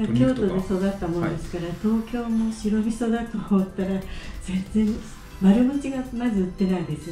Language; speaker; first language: Japanese; native; Japanese